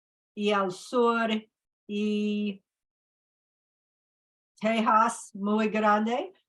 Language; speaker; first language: Spanish; non-native, learner; English